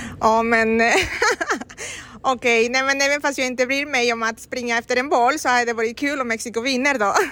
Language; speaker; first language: Swedish; non-native, fluent; Spanish